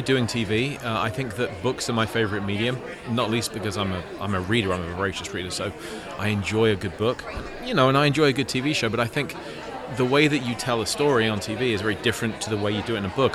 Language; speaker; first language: English; native; English